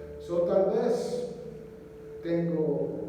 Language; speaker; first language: Spanish; non-native, learner; English